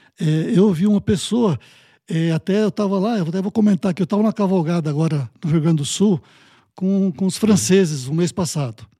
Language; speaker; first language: Portuguese; native; Portuguese